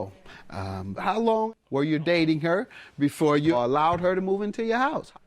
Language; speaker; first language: English; native; English